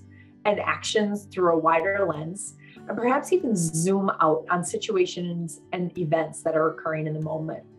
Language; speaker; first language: English; native; English